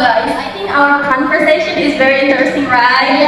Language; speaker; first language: English; non-native, learner; Indonesian